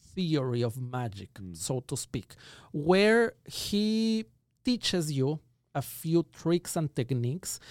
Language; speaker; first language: English; non-native, fluent; Spanish